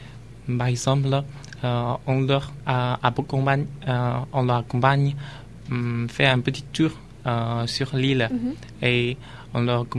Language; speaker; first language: French; non-native, learner; Chinese